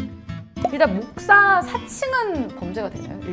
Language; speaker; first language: Korean; native; Korean